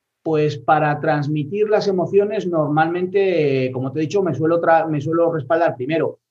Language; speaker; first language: Spanish; native; Spanish